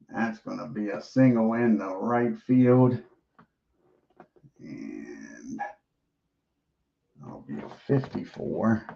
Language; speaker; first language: English; native; English